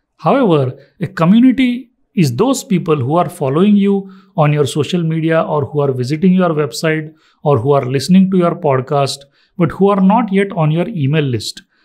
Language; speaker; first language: English; non-native, local second language; Marathi